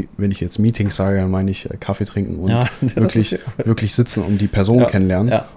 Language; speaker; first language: German; native; German